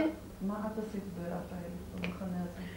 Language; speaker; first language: Hebrew; native; Hebrew